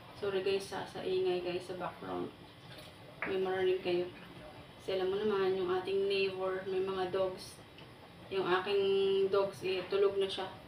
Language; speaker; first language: Filipino; non-native, local second language; Waray